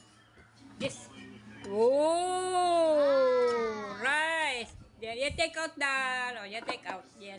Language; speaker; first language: English; non-native, learner; Filipino